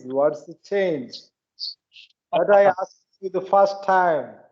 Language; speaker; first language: English; non-native, learner; Malayalam